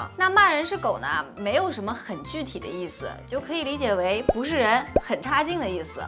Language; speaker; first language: Chinese; native; Chinese